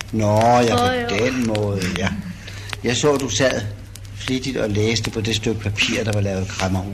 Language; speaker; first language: Danish; native; Danish